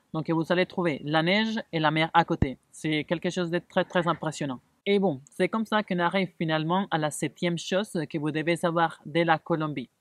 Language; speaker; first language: French; non-native, fluent; Spanish